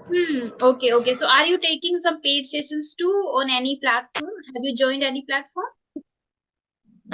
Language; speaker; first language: English; non-native, local second language; Hindi